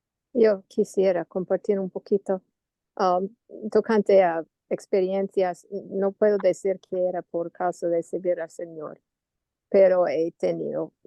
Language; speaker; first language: Spanish; non-native, learner; English